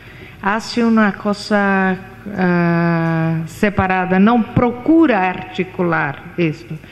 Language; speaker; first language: Spanish; non-native, fluent; Portuguese